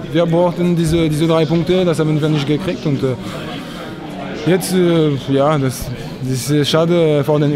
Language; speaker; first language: German; non-native, learner; French